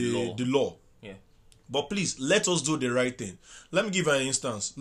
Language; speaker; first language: English; non-native, local second language; Yoruba